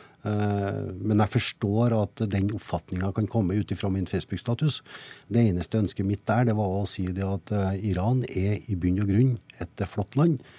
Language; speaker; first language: Norwegian; native; Norwegian